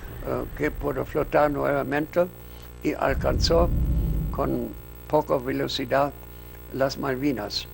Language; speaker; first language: Spanish; non-native, fluent; German